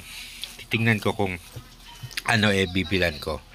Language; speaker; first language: Filipino; native; Filipino